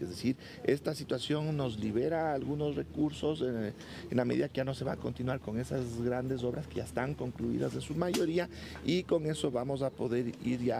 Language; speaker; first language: Spanish; native; Spanish